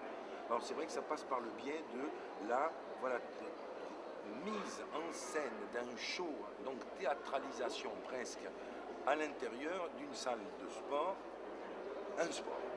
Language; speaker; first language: French; native; French